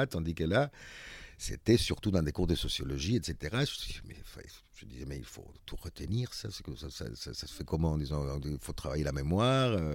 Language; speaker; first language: French; non-native, fluent; Spanish